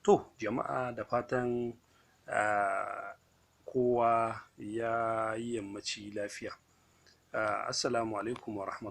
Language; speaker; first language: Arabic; non-native, fluent; Hausa